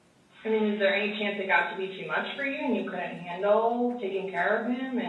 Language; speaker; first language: English; native; English